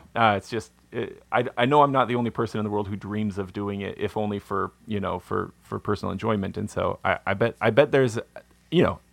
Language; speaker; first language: English; native; English